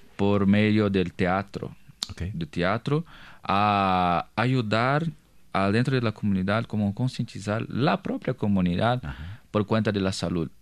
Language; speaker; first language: Spanish; non-native, learner; Portuguese